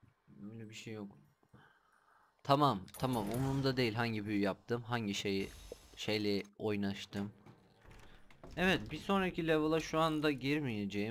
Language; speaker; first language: Turkish; native; Turkish